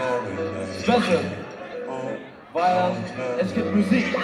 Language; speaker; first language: German; non-native, learner; English